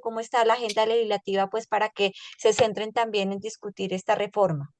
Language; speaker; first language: Spanish; native; Spanish